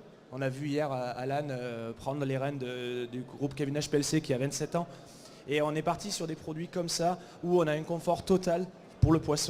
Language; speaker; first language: French; native; French